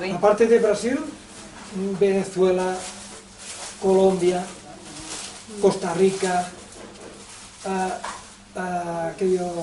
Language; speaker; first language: Spanish; non-native, local second language; Catalan